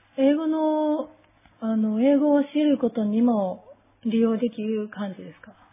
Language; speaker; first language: Japanese; native; Japanese